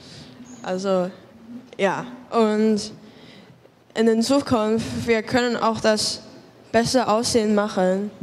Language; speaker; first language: German; non-native, learner; Cantonese